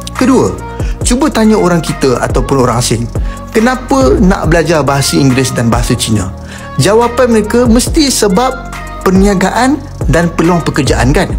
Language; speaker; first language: Malay; native; Malay